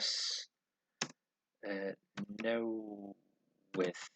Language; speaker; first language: Welsh; non-native, learner; English